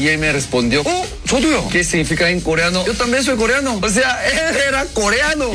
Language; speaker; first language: Spanish; non-native, fluent; Korean